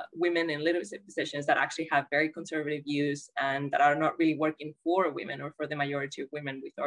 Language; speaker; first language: English; non-native, fluent; Spanish